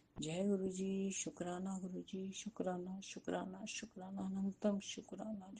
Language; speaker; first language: Hindi; non-native, local second language; Punjabi